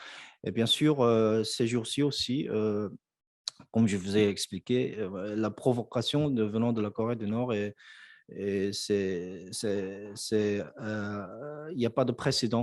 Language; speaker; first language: French; non-native, fluent; Korean